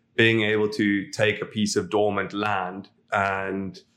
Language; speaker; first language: English; non-native, local second language; Afrikaans